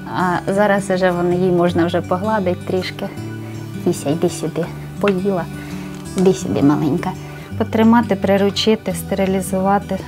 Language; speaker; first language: Ukrainian; native; Ukrainian